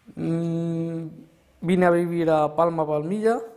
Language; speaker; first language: Spanish; early bilingual, other home language; Arabic